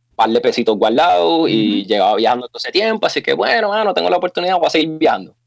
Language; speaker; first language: Spanish; native; Spanish